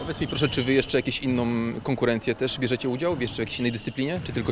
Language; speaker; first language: Polish; native; Polish